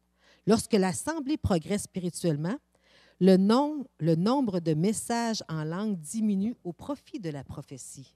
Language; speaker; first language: French; native; French